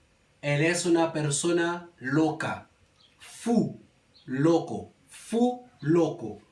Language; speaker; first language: Spanish; non-native, learner; Haitian Creole